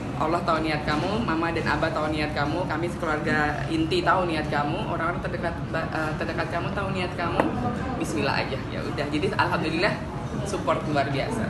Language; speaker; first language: Indonesian; native; Indonesian